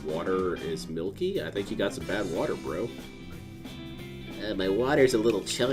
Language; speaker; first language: English; native; English